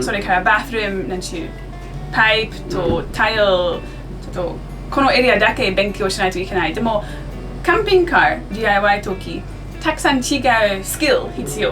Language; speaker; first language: Japanese; non-native, learner; English